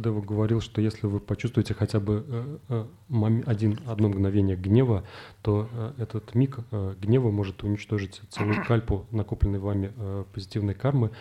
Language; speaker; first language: Russian; native; Russian